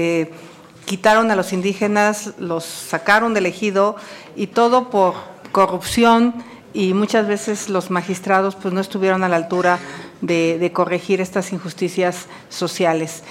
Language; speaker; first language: Spanish; native; Spanish